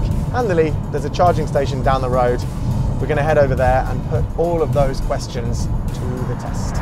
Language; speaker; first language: English; native; English